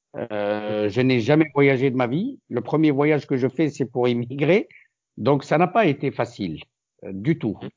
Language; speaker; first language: French; non-native, local second language; Arabic